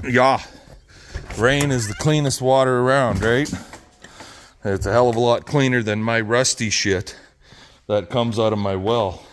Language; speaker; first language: English; native; English